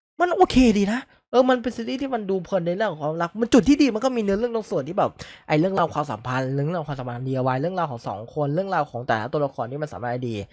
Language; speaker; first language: Thai; native; Thai